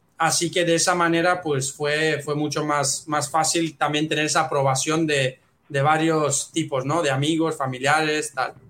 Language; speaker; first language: Spanish; non-native, fluent; Romanian